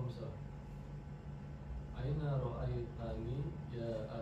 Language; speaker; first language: Arabic; non-native, learner; Indonesian